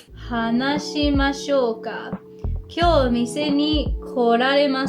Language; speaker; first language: Japanese; early bilingual, other home language; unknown